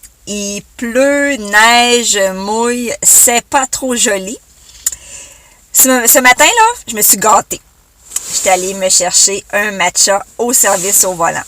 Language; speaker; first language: French; native; French